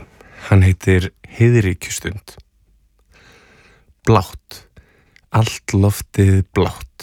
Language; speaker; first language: Icelandic; native; Icelandic